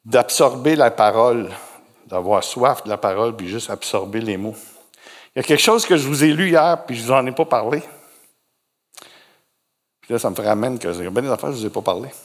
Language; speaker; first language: French; native; French